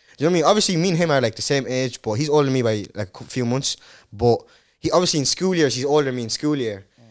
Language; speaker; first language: English; early bilingual, other home language; Dutch